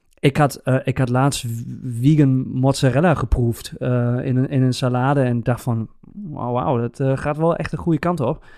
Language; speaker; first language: Dutch; native; Dutch